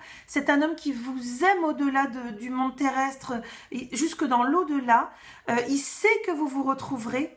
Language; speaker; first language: French; native; French